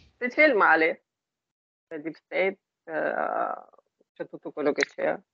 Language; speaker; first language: Italian; non-native, fluent; Russian